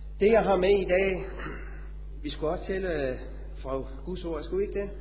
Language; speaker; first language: Danish; non-native, fluent; Persian